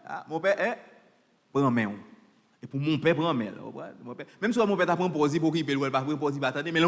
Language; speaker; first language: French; non-native, local second language; Haitian Creole